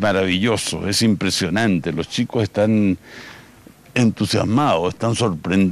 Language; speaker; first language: Spanish; native; Spanish